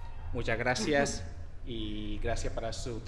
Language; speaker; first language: Spanish; non-native, learner; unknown